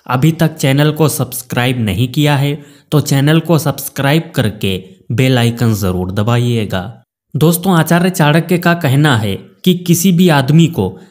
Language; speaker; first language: Hindi; native; Hindi